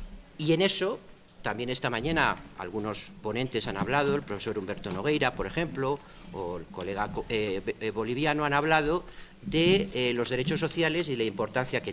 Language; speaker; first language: Spanish; native; Spanish